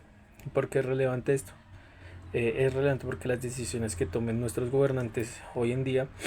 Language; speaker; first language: Spanish; native; Spanish